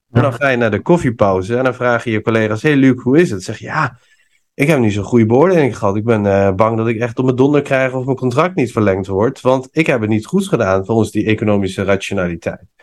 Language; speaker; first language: Dutch; non-native, fluent; Persian